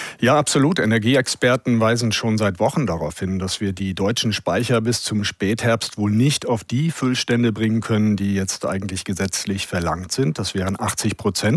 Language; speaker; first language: German; native; German